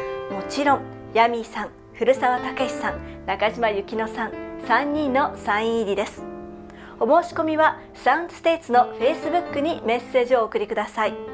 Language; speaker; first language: Japanese; native; Japanese